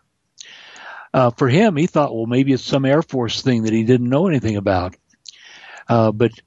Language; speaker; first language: English; native; English